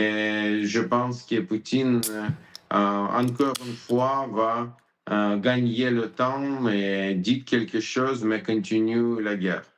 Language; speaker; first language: French; non-native, learner; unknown